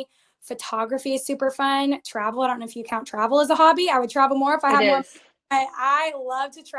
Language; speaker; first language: English; native; English